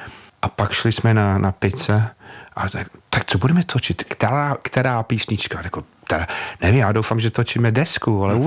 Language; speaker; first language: Czech; non-native, fluent; English